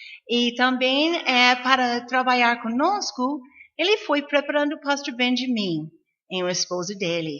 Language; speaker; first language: Portuguese; non-native, fluent; English